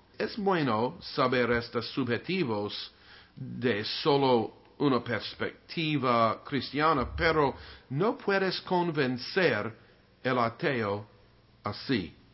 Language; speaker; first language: Spanish; non-native, learner; English